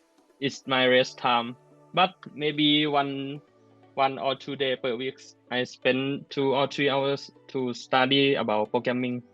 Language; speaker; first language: English; non-native, learner; Thai